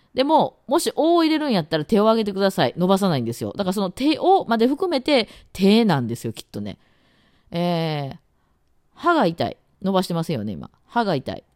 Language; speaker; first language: Japanese; native; Japanese